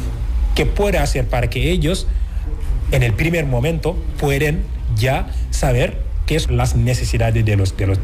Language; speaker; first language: Spanish; non-native, fluent; Wolof